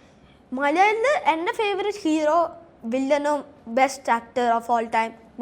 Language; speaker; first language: Malayalam; early bilingual, heritage; Malayalam